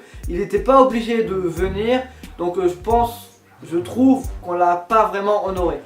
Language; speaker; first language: French; native; French